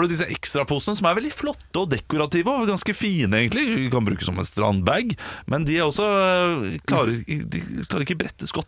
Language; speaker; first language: Norwegian; native; Norwegian